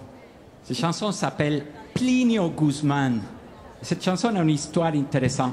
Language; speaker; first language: French; non-native, fluent; Spanish